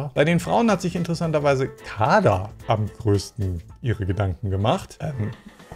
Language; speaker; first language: German; native; German